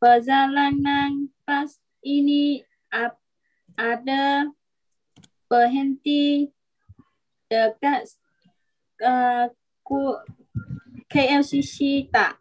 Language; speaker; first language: Indonesian; non-native, learner; Vietnamese